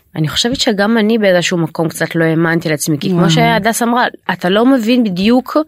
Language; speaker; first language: Hebrew; early bilingual, other home language; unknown